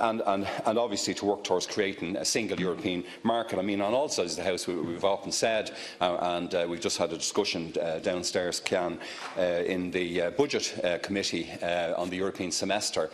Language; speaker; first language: English; native; English